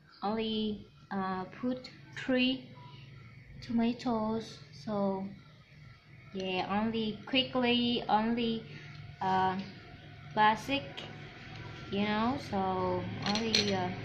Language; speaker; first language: English; non-native, learner; Vietnamese